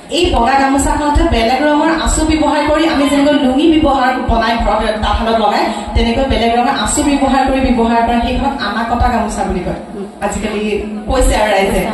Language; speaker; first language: Assamese; native; Assamese